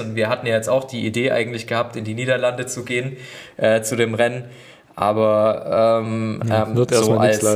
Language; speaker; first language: German; native; German